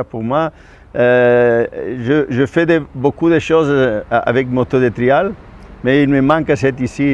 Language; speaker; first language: French; non-native, fluent; Spanish